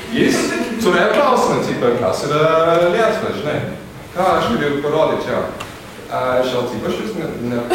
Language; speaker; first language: Lithuanian; non-native, fluent; English